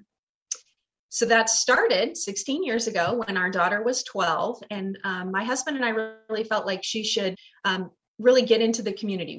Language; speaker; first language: English; native; English